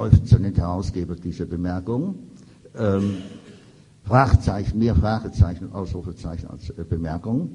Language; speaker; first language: German; native; German